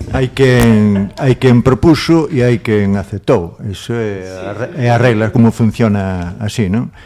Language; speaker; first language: Galician; non-native, local second language; Spanish